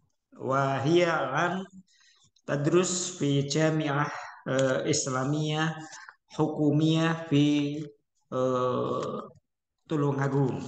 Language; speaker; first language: Arabic; non-native, fluent; Indonesian